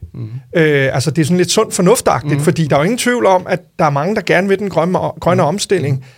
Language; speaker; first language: Danish; native; Danish